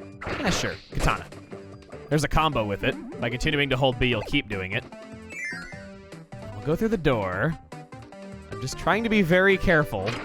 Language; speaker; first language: English; native; English